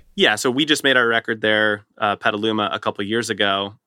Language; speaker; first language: English; native; English